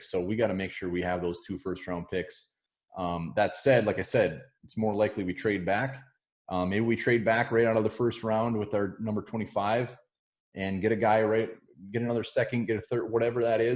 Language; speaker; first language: English; native; English